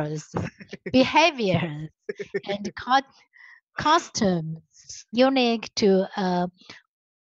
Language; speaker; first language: English; non-native, learner; Chinese